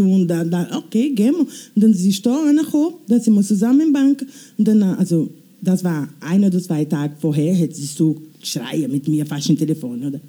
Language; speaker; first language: German; non-native, learner; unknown